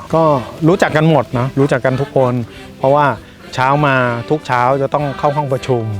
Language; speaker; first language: Thai; native; Thai